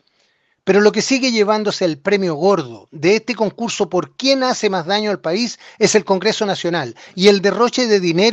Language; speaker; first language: Spanish; native; Spanish